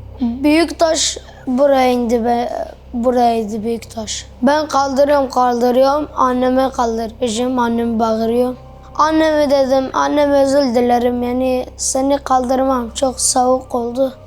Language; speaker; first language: Turkish; early bilingual, other home language; Arabic